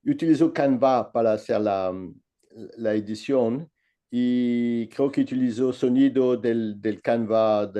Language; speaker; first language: Spanish; non-native, learner; French